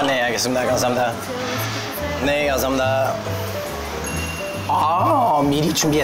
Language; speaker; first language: Korean; non-native, fluent; English